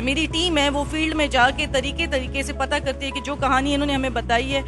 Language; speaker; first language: Urdu; native; Urdu